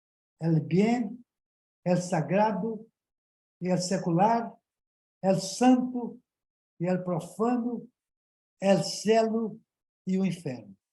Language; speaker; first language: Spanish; non-native, learner; Portuguese